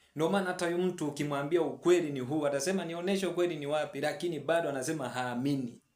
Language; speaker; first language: Swahili; native; Swahili